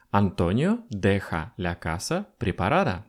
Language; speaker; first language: Spanish; non-native, fluent; Russian